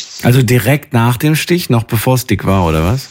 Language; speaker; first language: German; native; German